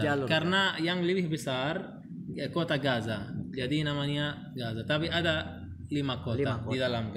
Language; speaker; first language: Indonesian; non-native, learner; Arabic